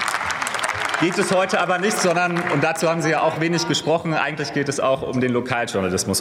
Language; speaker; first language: German; native; German